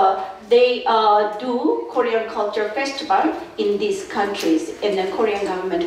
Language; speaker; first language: English; non-native, fluent; Korean